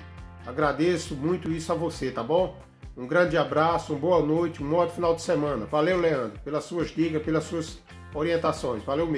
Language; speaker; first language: Portuguese; native; Portuguese